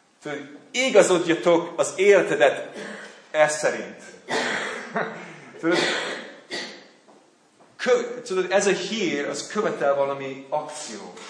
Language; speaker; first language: Hungarian; non-native, learner; English